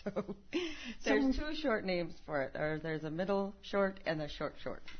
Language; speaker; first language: English; early bilingual, other home language; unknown